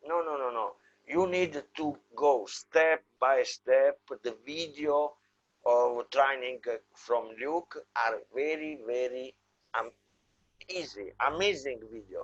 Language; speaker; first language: English; non-native, fluent; Italian